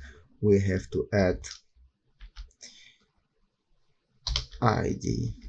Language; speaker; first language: English; non-native, fluent; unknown